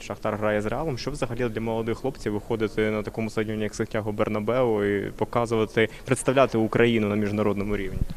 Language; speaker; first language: Ukrainian; native; Ukrainian